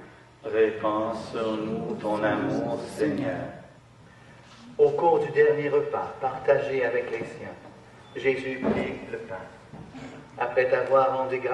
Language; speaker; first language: French; native; French